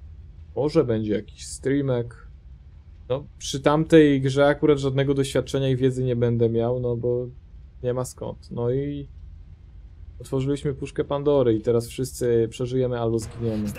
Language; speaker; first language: Polish; native; Polish